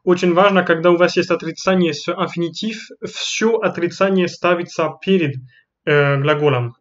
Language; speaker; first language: Russian; non-native, fluent; French